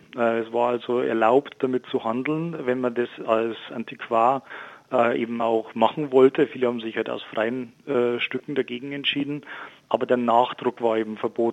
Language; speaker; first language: German; native; German